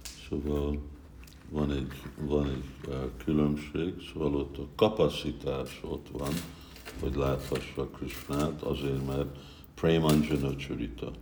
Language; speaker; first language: Hungarian; early bilingual, heritage; Hungarian